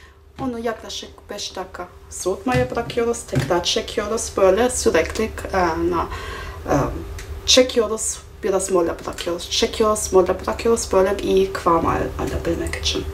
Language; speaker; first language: Turkish; non-native, fluent; German